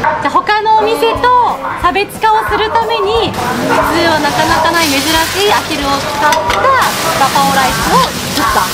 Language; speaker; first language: Japanese; native; Japanese